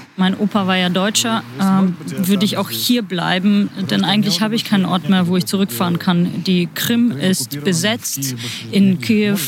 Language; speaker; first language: German; non-native, fluent; Ukrainian